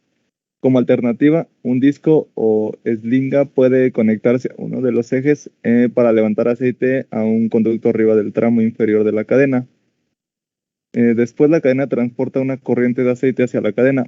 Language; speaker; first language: Spanish; native; Spanish